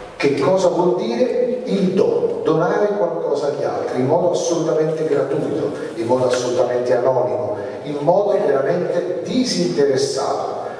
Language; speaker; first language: Italian; native; Italian